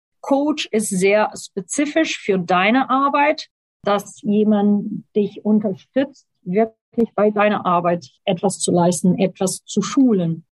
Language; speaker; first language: German; non-native, fluent; Portuguese